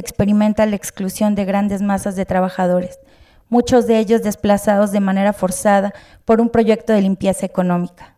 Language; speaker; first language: Spanish; native; Spanish